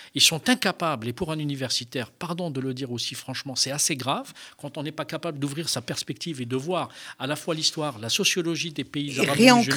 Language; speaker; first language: French; non-native, local second language; Arabic